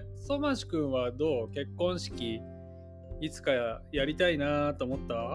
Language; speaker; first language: Japanese; native; Japanese